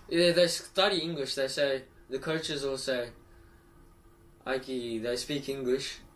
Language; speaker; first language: English; early bilingual, other home language; Japanese